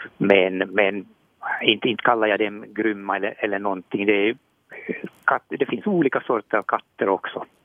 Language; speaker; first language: Swedish; native; Swedish